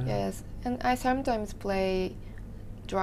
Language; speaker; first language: English; non-native, learner; Japanese